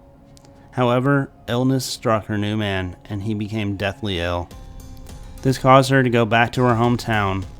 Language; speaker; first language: English; native; English